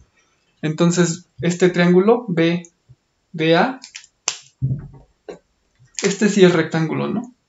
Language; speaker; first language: Spanish; native; Spanish